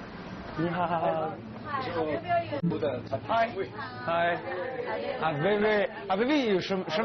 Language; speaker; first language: Chinese; non-native, learner; English